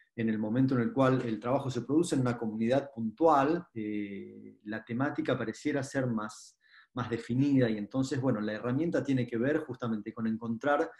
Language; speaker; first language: Spanish; native; Spanish